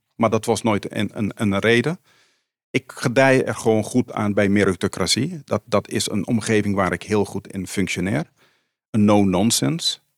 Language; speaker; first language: Dutch; non-native, local second language; Papiamento